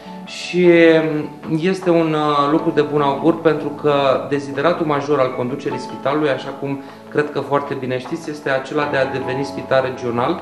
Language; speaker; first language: Romanian; native; Romanian